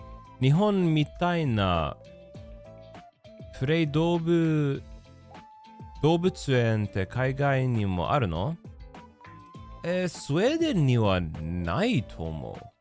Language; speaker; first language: Japanese; non-native, learner; Swedish